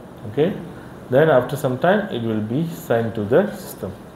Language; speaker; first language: English; non-native, local second language; Malay